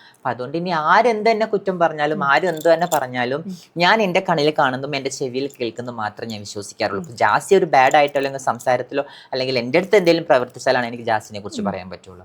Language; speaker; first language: Malayalam; native; Malayalam